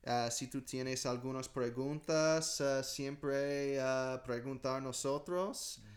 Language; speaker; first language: Spanish; non-native, learner; English